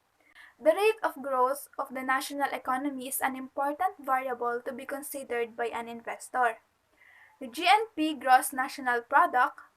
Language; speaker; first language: English; non-native, local second language; Filipino